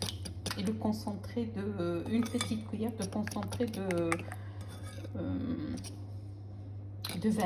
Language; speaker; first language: French; non-native, local second language; Arabic